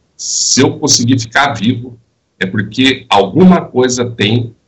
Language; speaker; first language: Portuguese; native; Portuguese